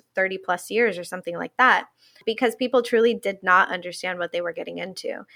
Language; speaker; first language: English; non-native, fluent; Spanish